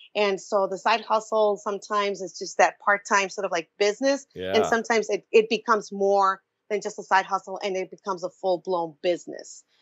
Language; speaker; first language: English; native; English